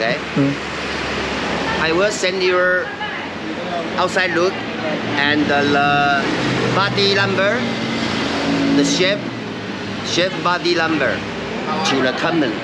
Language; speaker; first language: English; non-native, learner; Chinese